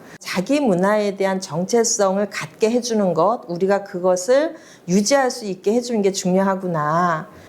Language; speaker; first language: Korean; native; Korean